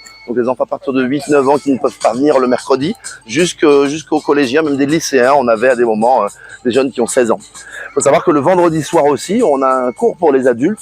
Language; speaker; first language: French; native; French